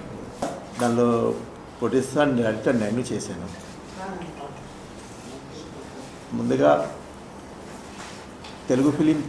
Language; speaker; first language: Telugu; non-native, local second language; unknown